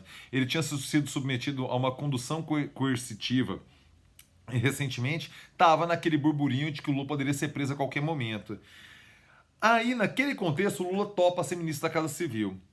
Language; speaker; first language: Portuguese; native; Portuguese